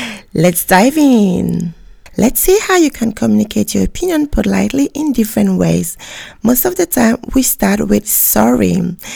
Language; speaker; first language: English; native; English